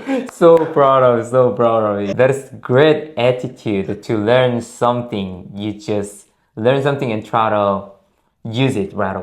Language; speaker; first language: English; non-native, fluent; Korean